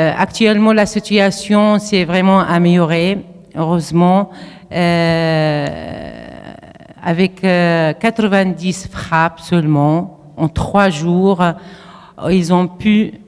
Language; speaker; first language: French; non-native, fluent; Arabic